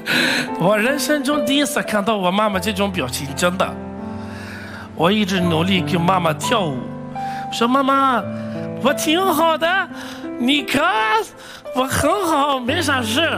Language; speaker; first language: Chinese; non-native, fluent; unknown